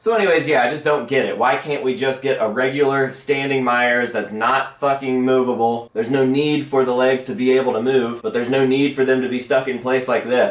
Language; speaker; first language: English; native; English